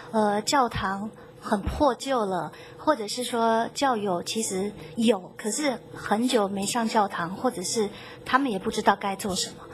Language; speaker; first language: Chinese; native; Chinese